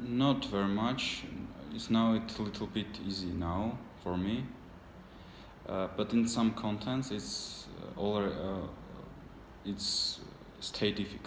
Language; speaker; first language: English; non-native, learner; Armenian